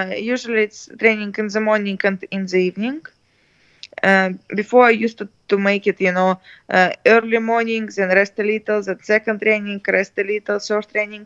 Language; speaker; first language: English; non-native, learner; Russian